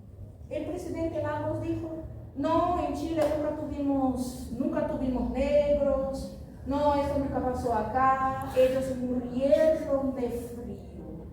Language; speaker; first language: Spanish; non-native, fluent; Portuguese